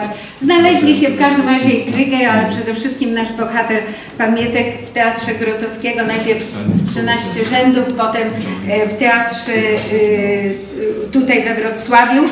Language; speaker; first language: Polish; native; Polish